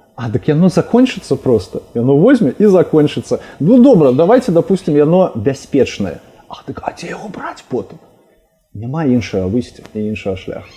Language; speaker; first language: Belarusian; non-native, local second language; Russian